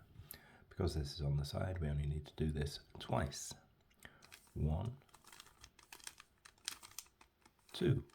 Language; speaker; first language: English; native; English